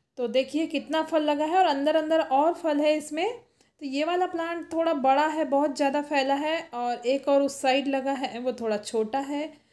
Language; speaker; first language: Hindi; native; Hindi